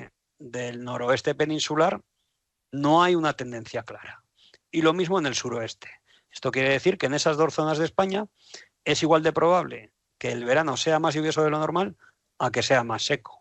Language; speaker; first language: Spanish; native; Spanish